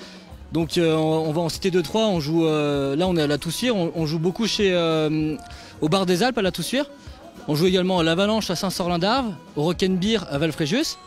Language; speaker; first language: French; native; French